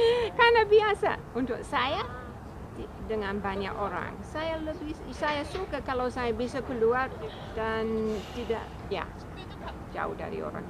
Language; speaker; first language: Indonesian; non-native, fluent; English